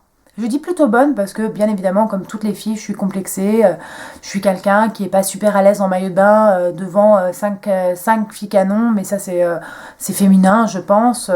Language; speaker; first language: French; native; French